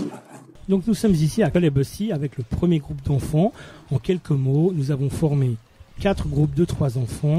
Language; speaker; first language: French; native; French